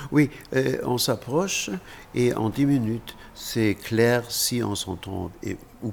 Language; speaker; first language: French; non-native, fluent; German